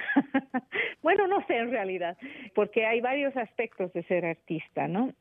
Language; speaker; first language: Spanish; native; Spanish